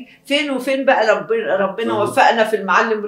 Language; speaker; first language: Arabic; native; Arabic